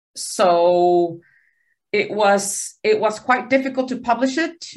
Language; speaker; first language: English; early bilingual, other home language; Spanish